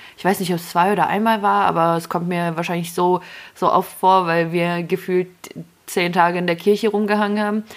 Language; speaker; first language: German; early bilingual, other home language; Russian